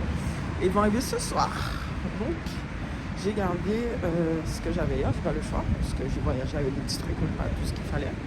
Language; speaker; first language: French; native; French